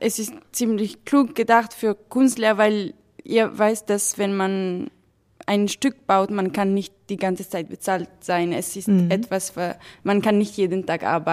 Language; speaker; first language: German; non-native, fluent; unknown